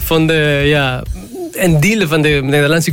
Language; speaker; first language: Dutch; non-native, learner; Spanish